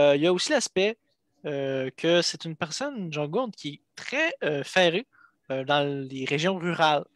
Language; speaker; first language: French; native; French